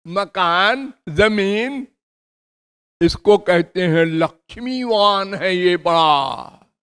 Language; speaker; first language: Hindi; native; Hindi